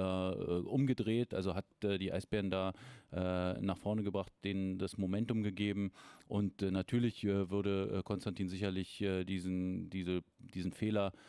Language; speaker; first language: German; native; German